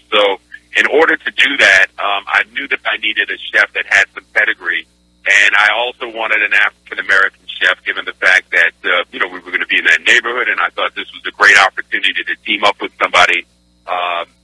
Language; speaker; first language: English; native; English